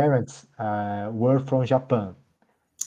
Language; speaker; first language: English; non-native, learner; Portuguese